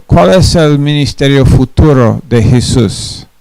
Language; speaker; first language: Spanish; non-native, fluent; English